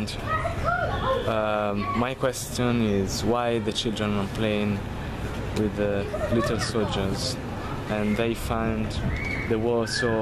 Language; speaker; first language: English; non-native, fluent; Italian